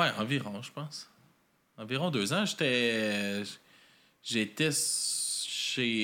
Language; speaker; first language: French; native; French